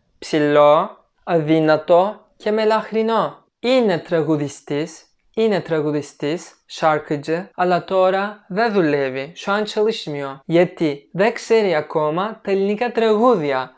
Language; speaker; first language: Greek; non-native, learner; Turkish